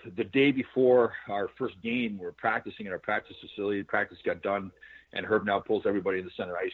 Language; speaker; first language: English; native; English